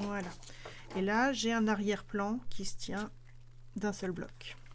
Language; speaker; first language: French; native; French